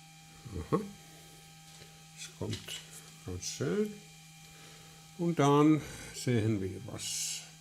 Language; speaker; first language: German; non-native, learner; Finnish